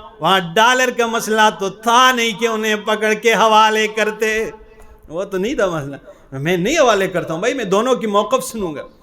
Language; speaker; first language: Urdu; non-native, local second language; Pashto